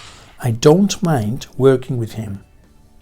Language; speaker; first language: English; non-native, fluent; Spanish